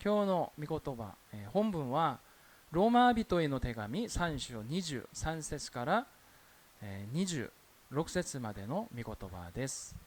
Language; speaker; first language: Japanese; non-native, fluent; Korean